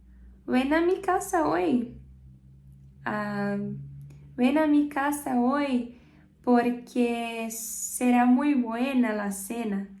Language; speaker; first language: Spanish; non-native, fluent; Portuguese